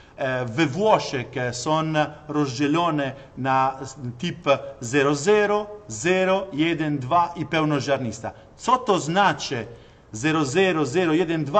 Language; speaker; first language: Polish; non-native, learner; Italian